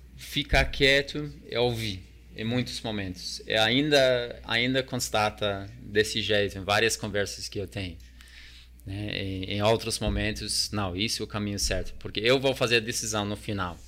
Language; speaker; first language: Portuguese; non-native, fluent; English